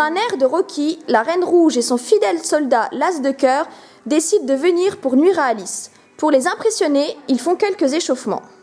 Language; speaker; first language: French; native; French